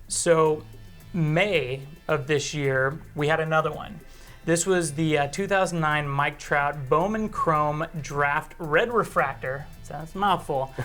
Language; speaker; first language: English; native; English